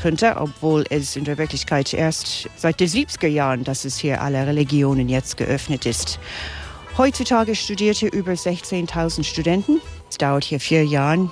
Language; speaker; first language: German; non-native, fluent; English